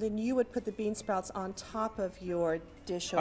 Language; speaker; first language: English; native; English